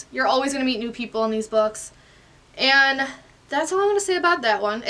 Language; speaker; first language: English; native; English